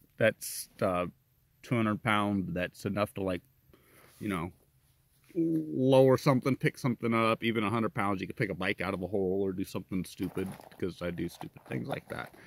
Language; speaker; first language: English; native; English